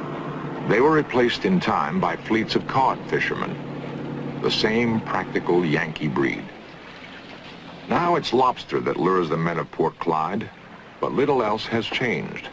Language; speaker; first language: English; native; English